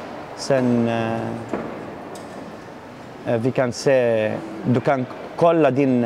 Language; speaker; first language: Swedish; non-native, learner; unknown